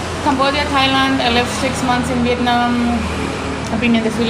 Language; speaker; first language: English; non-native, fluent; Swiss German